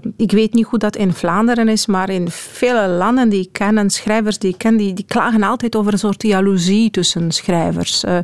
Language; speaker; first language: Dutch; non-native, fluent; Polish